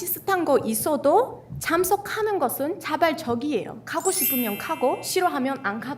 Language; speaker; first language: Korean; non-native, fluent; Spanish